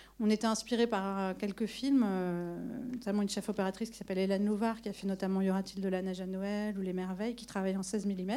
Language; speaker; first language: French; native; French